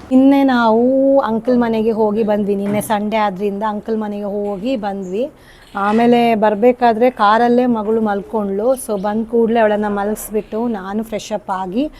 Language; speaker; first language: Kannada; non-native, local second language; Tulu